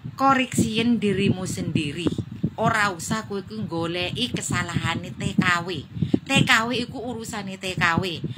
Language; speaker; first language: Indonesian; non-native, local second language; Javanese